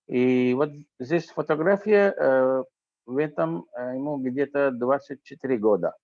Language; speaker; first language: Russian; non-native, fluent; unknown